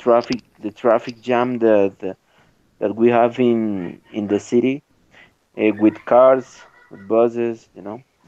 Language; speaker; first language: English; non-native, learner; Spanish